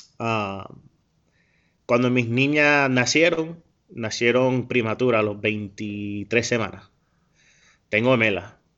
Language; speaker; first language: Spanish; early bilingual, heritage; Spanish